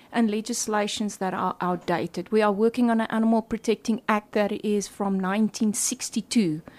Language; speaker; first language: English; non-native, local second language; Afrikaans